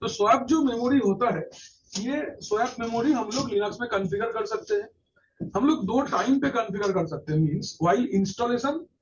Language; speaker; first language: Hindi; non-native, local second language; Bangla